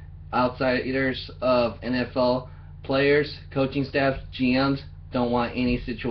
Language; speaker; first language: English; native; English